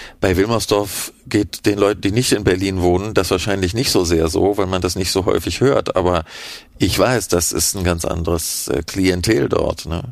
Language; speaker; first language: German; native; German